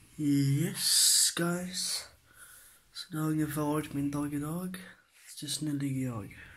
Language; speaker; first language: Swedish; native; Swedish